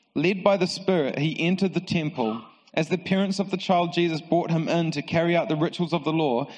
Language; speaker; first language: English; native; English